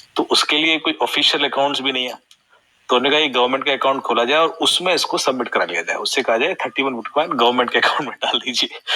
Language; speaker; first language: Hindi; native; Hindi